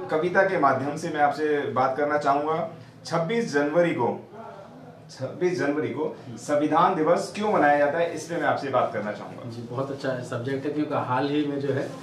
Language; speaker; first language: Hindi; native; Hindi